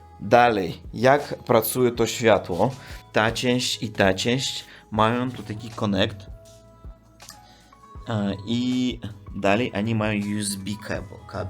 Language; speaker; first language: Polish; non-native, learner; Russian